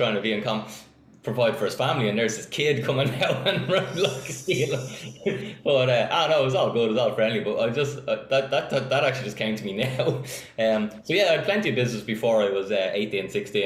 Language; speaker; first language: English; native; English